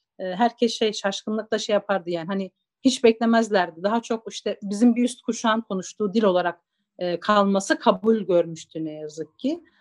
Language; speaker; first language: Turkish; non-native, local second language; Zaza